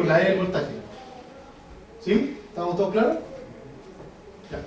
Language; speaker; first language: Spanish; native; Spanish